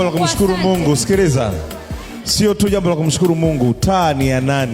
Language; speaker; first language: Swahili; native; Swahili